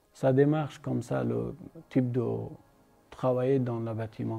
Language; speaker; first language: French; non-native, learner; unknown